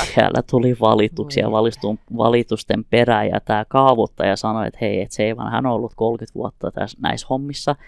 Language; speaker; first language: Finnish; early bilingual, other home language; Kurdish